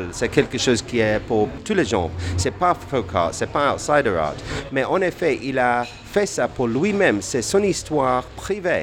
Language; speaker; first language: French; non-native, fluent; English